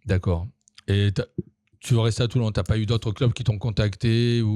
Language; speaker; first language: French; native; French